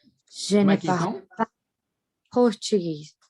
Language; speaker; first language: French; non-native, learner; Portuguese